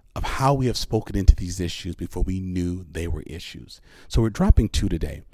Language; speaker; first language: English; native; English